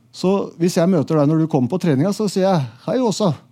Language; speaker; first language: Norwegian; native; Norwegian